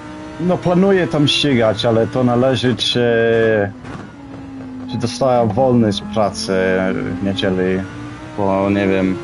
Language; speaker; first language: Polish; early bilingual, heritage; Polish